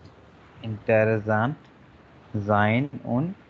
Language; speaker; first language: German; non-native, learner; Hindi